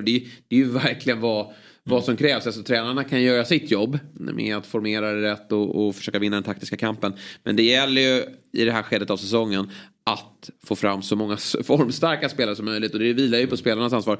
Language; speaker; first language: Swedish; native; Swedish